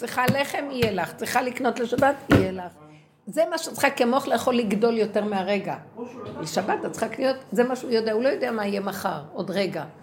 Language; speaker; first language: Hebrew; native; Hebrew